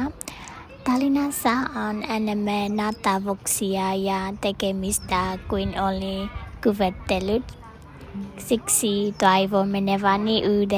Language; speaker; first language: Finnish; non-native, learner; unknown